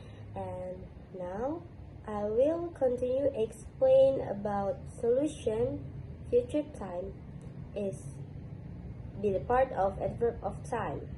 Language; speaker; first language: English; non-native, learner; Indonesian